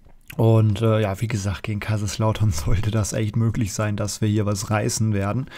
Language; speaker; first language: German; native; German